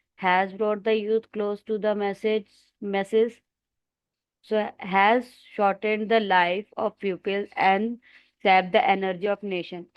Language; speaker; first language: English; non-native, local second language; Punjabi